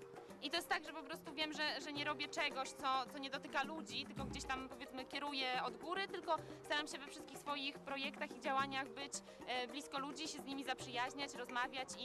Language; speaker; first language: Polish; native; Polish